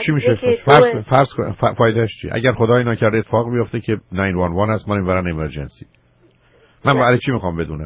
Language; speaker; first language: Persian; native; Persian